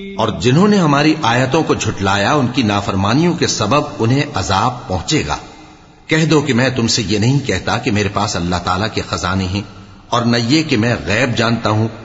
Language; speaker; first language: Urdu; native; Urdu